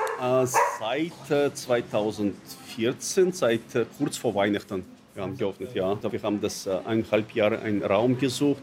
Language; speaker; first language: German; non-native, learner; Russian